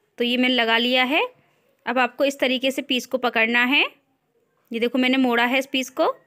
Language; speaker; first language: Hindi; native; Hindi